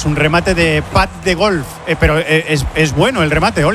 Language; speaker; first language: Spanish; native; Spanish